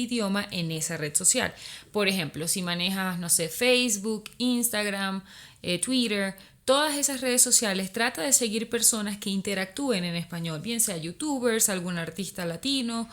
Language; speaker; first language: Spanish; native; Spanish